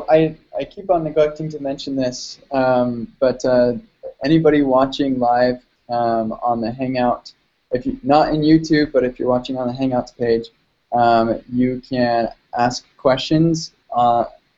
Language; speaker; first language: English; native; English